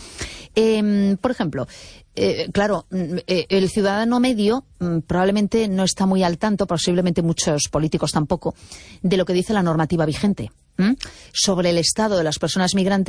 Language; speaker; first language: Spanish; native; Spanish